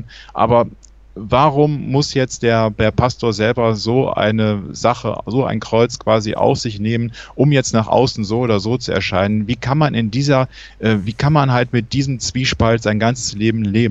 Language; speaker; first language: German; native; German